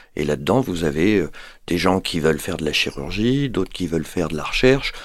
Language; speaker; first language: French; native; French